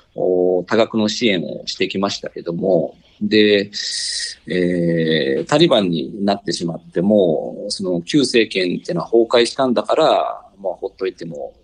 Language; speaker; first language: Japanese; native; Japanese